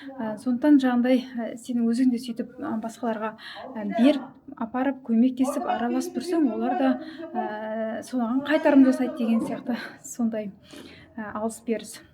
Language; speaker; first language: Kazakh; native; Kazakh